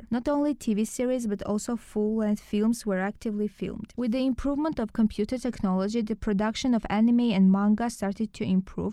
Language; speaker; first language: English; non-native, learner; Lithuanian